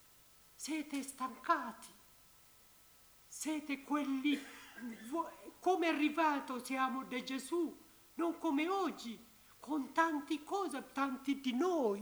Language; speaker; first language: Italian; non-native, learner; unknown